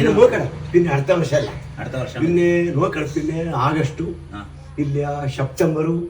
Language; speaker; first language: Malayalam; non-native, learner; Kannada